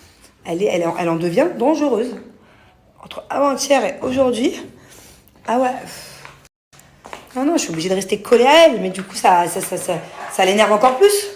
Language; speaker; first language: French; native; French